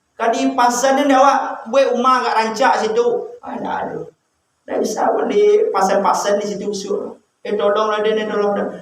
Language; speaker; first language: Malay; non-native, local second language; Minangkabau